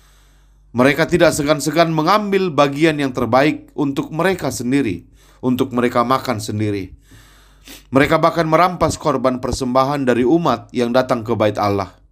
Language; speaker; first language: Indonesian; native; Indonesian